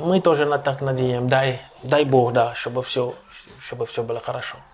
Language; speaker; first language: Russian; non-native, local second language; Ukrainian